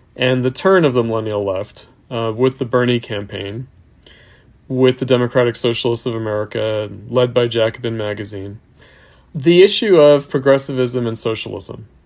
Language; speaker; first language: English; native; English